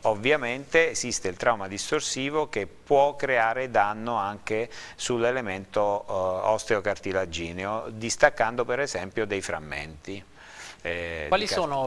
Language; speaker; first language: Italian; native; Italian